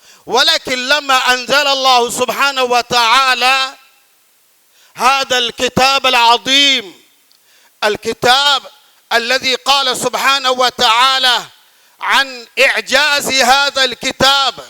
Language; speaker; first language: Arabic; non-native, fluent; Urdu